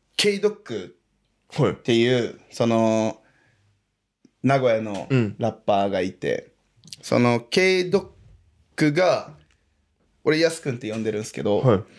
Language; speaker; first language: Japanese; early bilingual, other home language; Portuguese